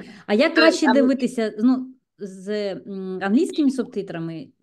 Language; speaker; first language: Ukrainian; non-native, local second language; Russian